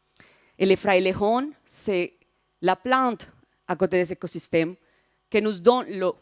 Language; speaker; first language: French; non-native, fluent; Spanish